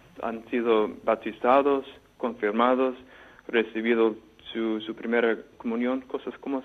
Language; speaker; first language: Spanish; non-native, fluent; English